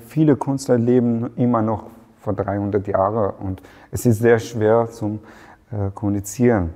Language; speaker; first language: German; non-native, fluent; Persian